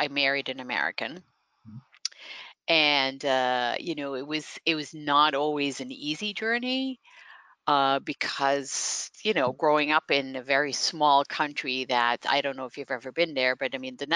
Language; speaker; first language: English; non-native, fluent; Dutch